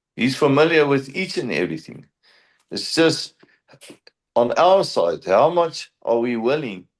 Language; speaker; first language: English; non-native, local second language; Afrikaans